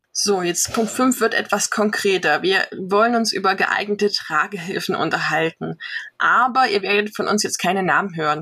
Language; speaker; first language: German; native; German